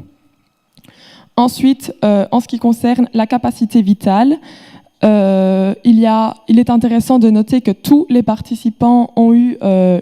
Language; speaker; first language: French; native; French